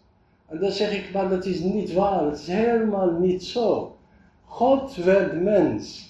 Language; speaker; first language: Dutch; non-native, fluent; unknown